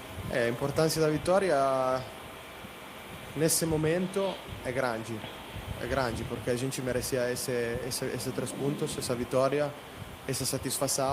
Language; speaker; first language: Portuguese; non-native, fluent; Italian